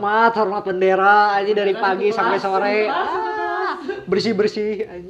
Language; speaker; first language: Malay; non-native, local second language; Sundanese